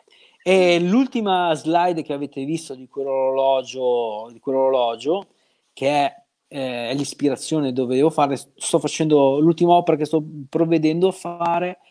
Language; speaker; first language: Italian; native; Italian